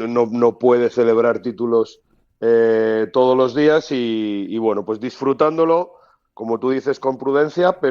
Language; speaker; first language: Spanish; native; Spanish